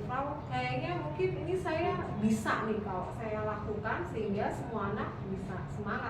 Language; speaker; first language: Malay; native; Malay